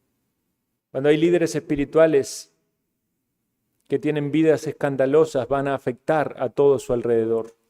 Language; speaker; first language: Spanish; native; Spanish